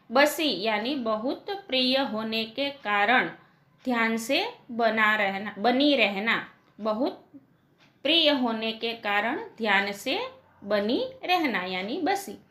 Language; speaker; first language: Hindi; non-native, local second language; Gujarati